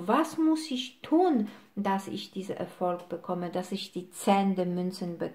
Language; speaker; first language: German; non-native, fluent; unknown